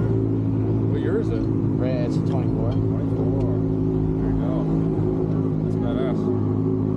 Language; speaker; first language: English; native; English